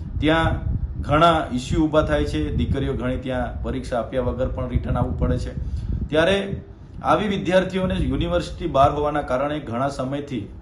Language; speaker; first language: Gujarati; non-native, local second language; Vasavi